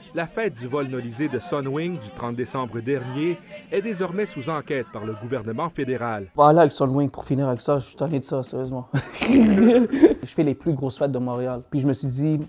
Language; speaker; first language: French; native; French